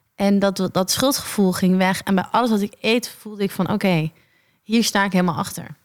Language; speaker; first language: Dutch; native; Dutch